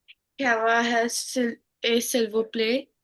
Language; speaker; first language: French; non-native, learner; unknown